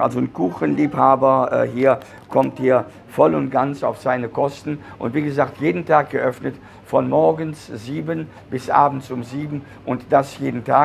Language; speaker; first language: German; native; German